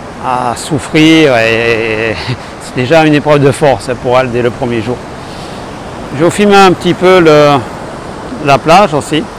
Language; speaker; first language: French; native; French